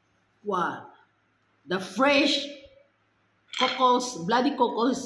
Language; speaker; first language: English; non-native, local second language; Filipino